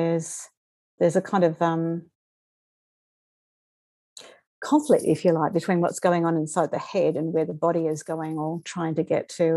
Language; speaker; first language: English; native; English